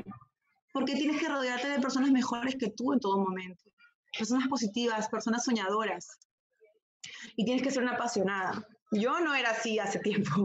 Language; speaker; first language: Spanish; native; Spanish